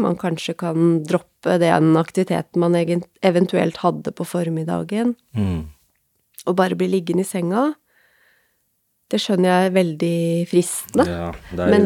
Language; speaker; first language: Norwegian; native; Norwegian